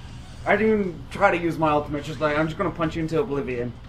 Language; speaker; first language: English; native; English